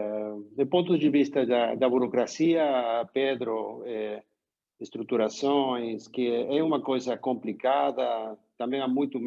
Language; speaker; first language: Portuguese; non-native, fluent; Spanish